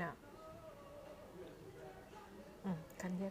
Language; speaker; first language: German; non-native, learner; Thai